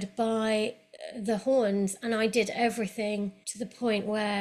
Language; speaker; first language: English; native; English